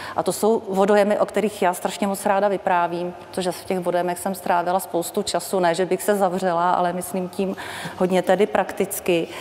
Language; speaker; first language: Czech; native; Czech